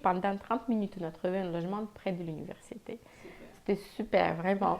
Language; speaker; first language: French; non-native, fluent; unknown